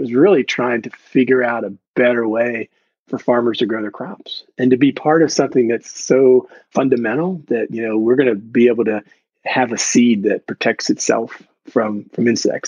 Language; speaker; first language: English; native; English